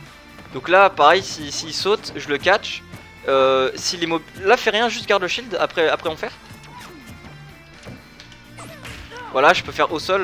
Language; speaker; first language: French; native; French